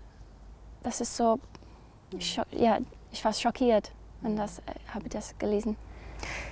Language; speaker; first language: German; non-native, learner; English